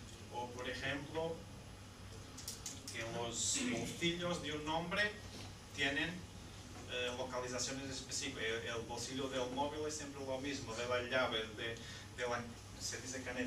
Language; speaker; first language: Spanish; non-native, fluent; Portuguese